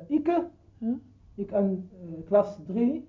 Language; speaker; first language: Dutch; non-native, learner; Arabic